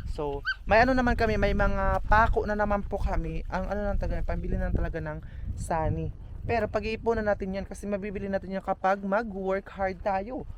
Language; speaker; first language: Filipino; non-native, local second language; Cebuano